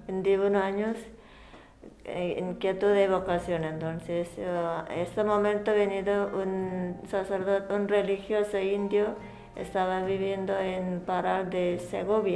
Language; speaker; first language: Spanish; non-native, learner; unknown